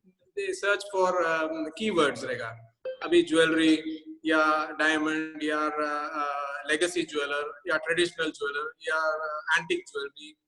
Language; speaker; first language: Hindi; non-native, local second language; Tamil